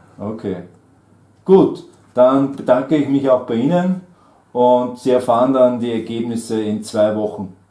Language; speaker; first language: German; native; German